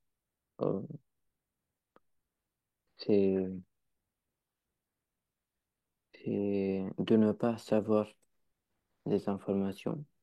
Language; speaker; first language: French; non-native, learner; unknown